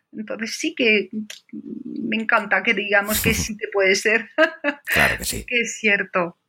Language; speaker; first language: Spanish; non-native, fluent; French